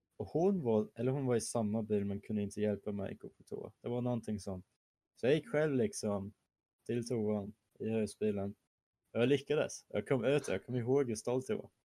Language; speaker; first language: Swedish; early bilingual, other home language; German